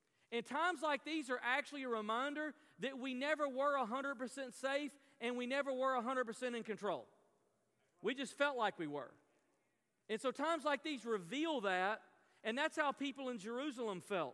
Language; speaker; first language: English; native; English